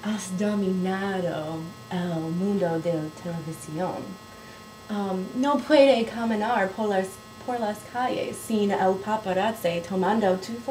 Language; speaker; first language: Spanish; non-native, learner; English